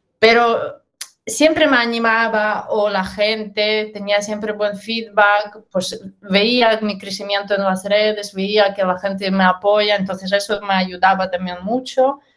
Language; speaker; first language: Spanish; non-native, fluent; Russian